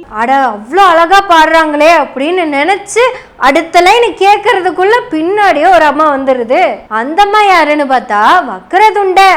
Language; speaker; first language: Tamil; non-native, local second language; Malayalam